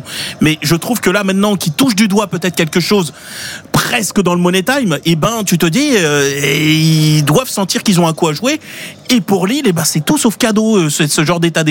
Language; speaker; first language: French; native; French